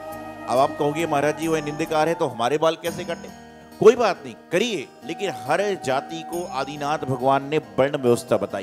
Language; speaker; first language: Hindi; native; Hindi